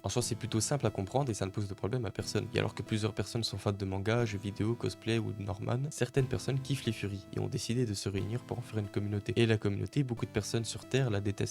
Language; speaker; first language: French; native; French